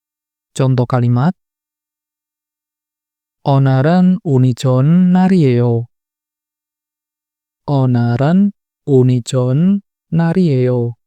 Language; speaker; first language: Korean; non-native, fluent; Indonesian